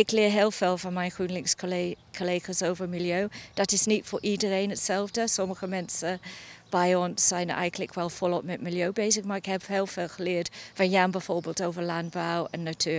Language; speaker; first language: Dutch; non-native, fluent; English